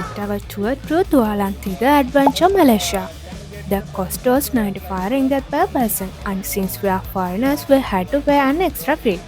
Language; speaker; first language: English; non-native, fluent; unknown